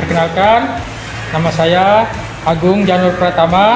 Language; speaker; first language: Indonesian; non-native, local second language; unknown